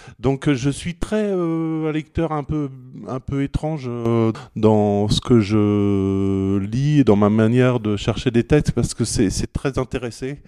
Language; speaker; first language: French; native; French